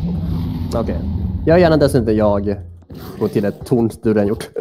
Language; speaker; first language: Swedish; native; Swedish